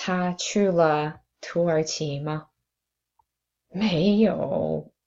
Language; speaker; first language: Chinese; non-native, fluent; English